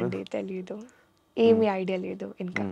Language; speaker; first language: Telugu; non-native, learner; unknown